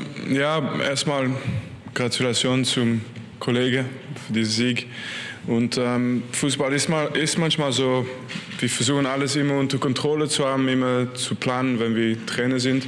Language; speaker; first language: German; non-native, fluent; French